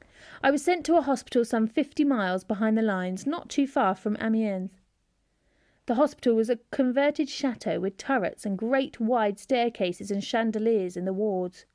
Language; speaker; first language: English; native; English